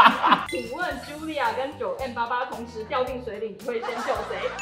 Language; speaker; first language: Chinese; native; Chinese